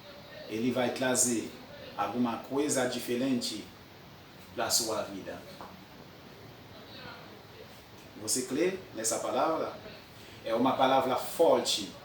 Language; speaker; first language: Portuguese; non-native, fluent; French